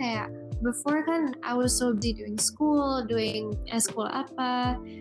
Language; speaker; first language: English; early bilingual, other home language; Indonesian